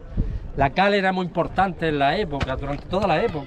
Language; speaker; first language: Spanish; native; Spanish